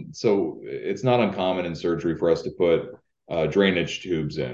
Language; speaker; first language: English; native; English